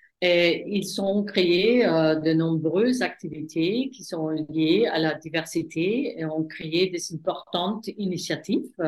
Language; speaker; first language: French; non-native, fluent; German